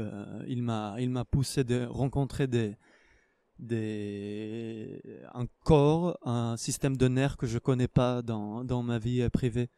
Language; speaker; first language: French; non-native, fluent; Hebrew